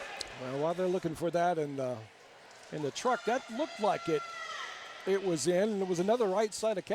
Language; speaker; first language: English; native; English